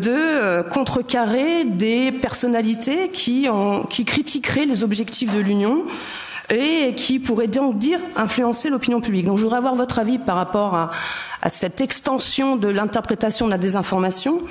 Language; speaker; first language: French; native; French